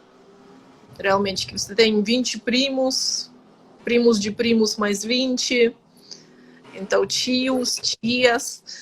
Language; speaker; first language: Portuguese; non-native, fluent; Ukrainian